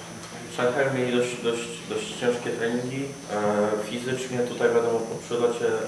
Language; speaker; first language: Polish; native; Polish